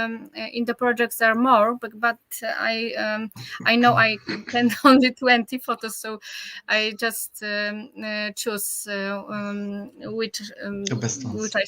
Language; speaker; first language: English; non-native, learner; Polish